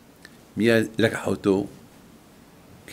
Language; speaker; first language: Hebrew; non-native, fluent; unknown